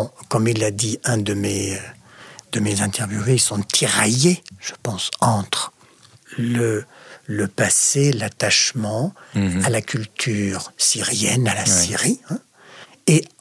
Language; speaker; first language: French; non-native, fluent; Arabic